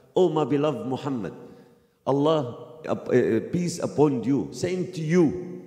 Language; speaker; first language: English; non-native, fluent; Arabic